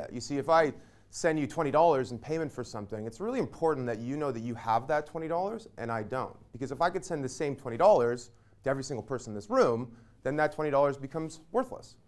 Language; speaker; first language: English; native; English